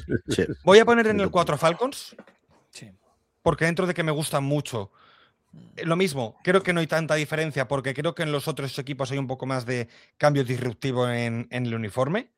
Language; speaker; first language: Spanish; native; Spanish